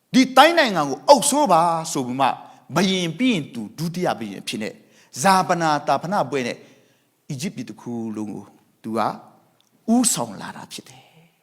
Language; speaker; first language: Burmese; non-native, local second language; Thado Chin